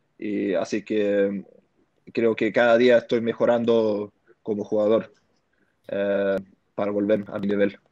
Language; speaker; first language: Spanish; early bilingual, heritage; Swedish